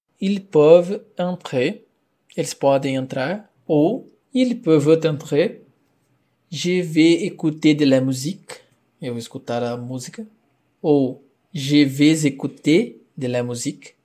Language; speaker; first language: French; non-native, fluent; Portuguese